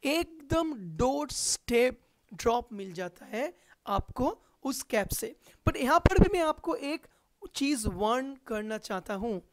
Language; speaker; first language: Hindi; non-native, local second language; Bangla